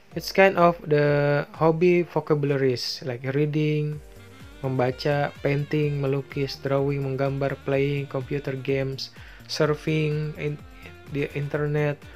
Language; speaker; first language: English; non-native, fluent; Indonesian